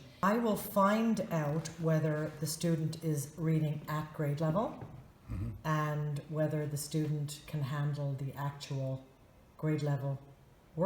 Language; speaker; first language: English; native; English